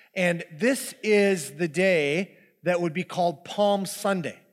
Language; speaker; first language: English; native; English